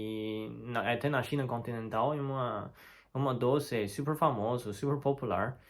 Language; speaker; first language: Portuguese; non-native, fluent; Chinese